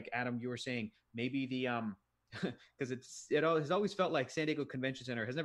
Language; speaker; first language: English; native; English